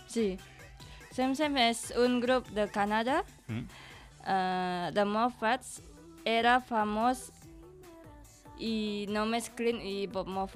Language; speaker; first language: Catalan; non-native, learner; Indonesian